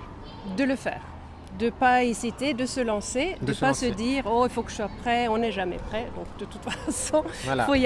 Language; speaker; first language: French; non-native, fluent; Swedish